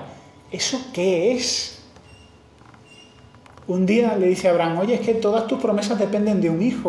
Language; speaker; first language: Spanish; native; Spanish